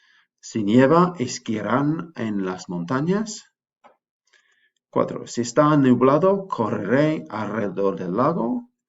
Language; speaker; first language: Spanish; non-native, fluent; English